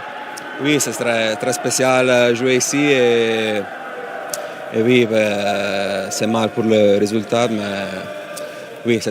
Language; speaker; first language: French; non-native, learner; Italian